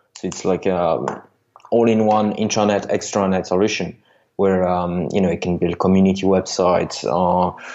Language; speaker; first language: English; non-native, fluent; French